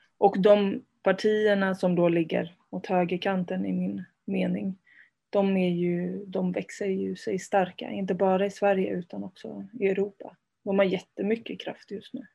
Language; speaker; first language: Swedish; early bilingual, other home language; Spanish